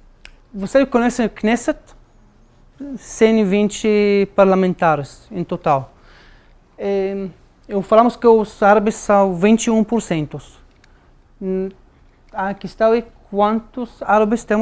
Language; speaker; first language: Portuguese; non-native, fluent; Arabic